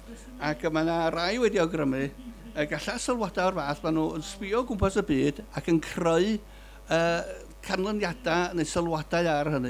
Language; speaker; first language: Welsh; native; Welsh